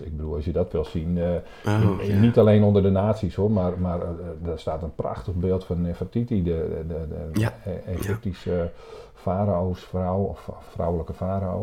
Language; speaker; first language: Dutch; native; Dutch